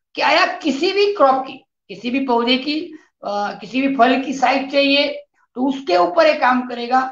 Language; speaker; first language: Hindi; non-native, local second language; Marathi